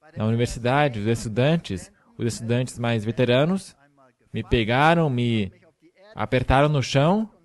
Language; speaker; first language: Portuguese; non-native, fluent; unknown